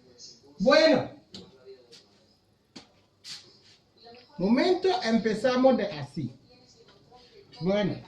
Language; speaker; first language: Spanish; non-native, learner; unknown